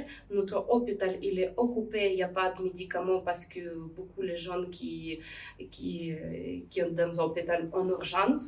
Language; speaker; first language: French; non-native, learner; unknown